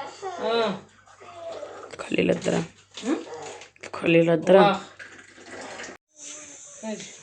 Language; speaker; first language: Arabic; native; Arabic